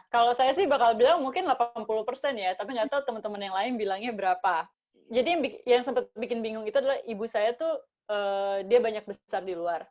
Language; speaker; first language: Indonesian; native; Indonesian